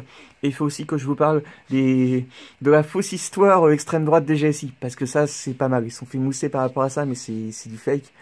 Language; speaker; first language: French; native; French